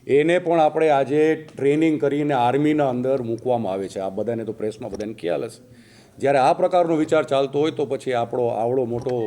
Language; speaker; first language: Gujarati; native; Gujarati